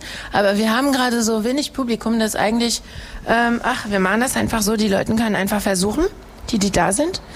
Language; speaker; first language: German; non-native, fluent; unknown